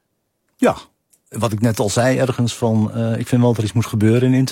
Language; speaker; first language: Dutch; native; Dutch